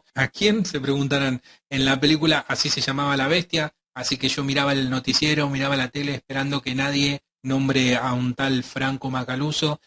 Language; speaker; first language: Spanish; native; Spanish